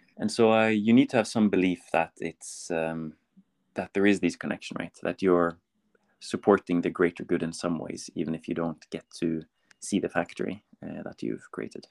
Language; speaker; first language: English; non-native, fluent; Norwegian